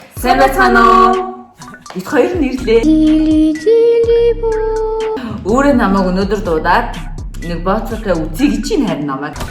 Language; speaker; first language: Mongolian; native; Mongolian